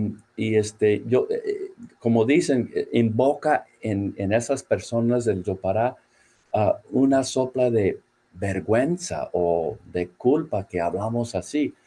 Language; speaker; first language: Spanish; non-native, fluent; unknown